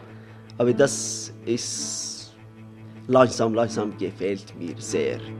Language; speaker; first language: German; non-native, learner; Persian